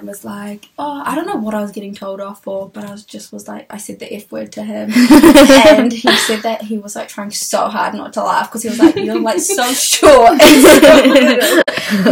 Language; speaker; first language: English; native; English